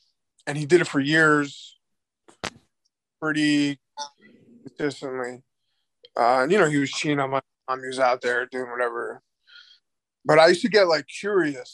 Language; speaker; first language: English; native; English